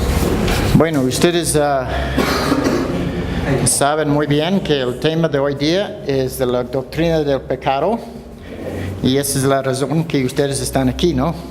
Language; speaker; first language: Spanish; non-native, fluent; English